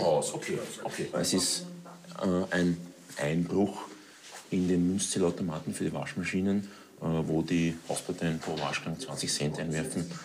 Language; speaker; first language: German; native; German